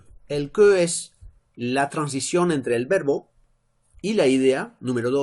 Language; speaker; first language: Spanish; non-native, fluent; French